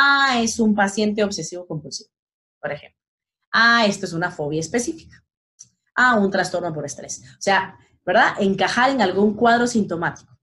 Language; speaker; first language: Spanish; native; Spanish